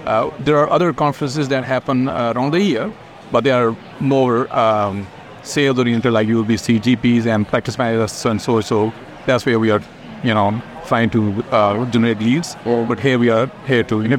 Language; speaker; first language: English; non-native, local second language; Urdu